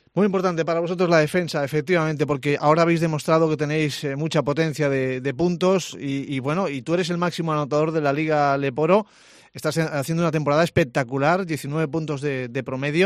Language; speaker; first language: Spanish; native; Spanish